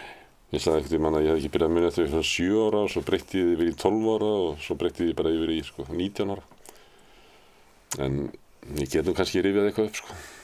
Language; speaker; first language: Icelandic; native; Icelandic